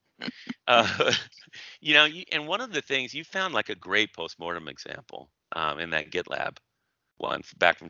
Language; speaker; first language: English; native; English